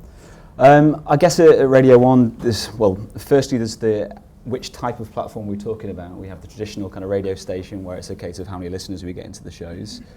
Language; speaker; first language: English; native; English